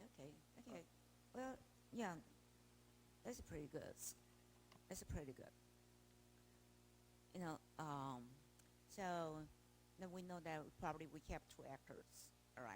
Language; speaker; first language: English; non-native, fluent; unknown